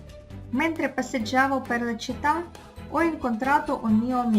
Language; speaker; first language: Italian; non-native, fluent; Russian